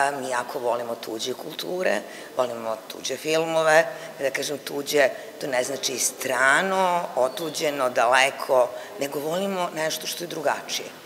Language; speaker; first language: Serbian; native; Serbian